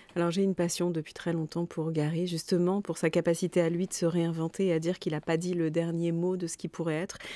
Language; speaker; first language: French; native; French